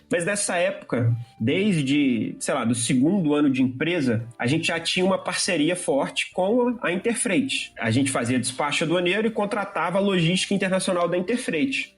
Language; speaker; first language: Portuguese; native; Portuguese